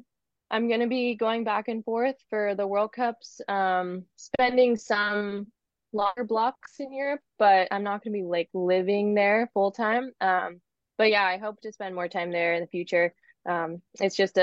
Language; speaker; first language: English; native; English